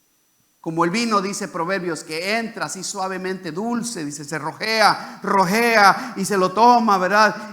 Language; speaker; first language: Spanish; native; Spanish